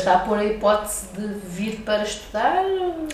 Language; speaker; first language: Portuguese; native; Portuguese